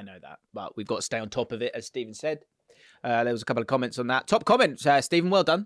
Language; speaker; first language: English; native; English